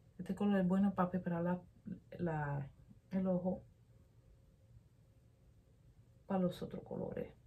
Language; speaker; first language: Spanish; early bilingual, heritage; Spanish